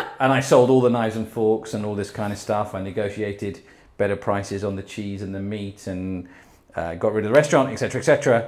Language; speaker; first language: English; early bilingual, heritage; English